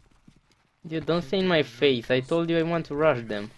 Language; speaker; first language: English; non-native, learner; Romanian